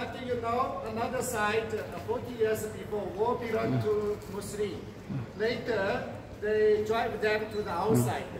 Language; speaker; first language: English; non-native, learner; Chinese